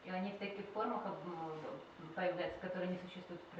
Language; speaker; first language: Russian; native; Russian